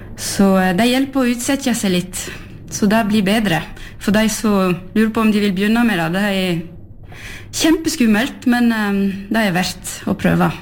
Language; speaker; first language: Norwegian; early bilingual, heritage; French